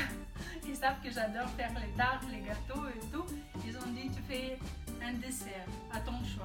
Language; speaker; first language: French; non-native, fluent; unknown